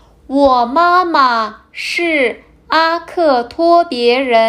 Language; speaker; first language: Chinese; non-native, fluent; Kazakh